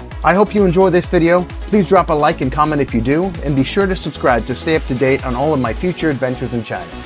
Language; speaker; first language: English; native; English